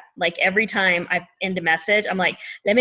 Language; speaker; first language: English; native; English